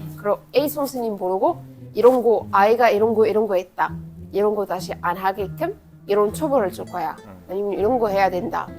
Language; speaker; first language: Korean; non-native, fluent; Arabic